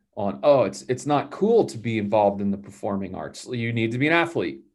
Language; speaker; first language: English; native; English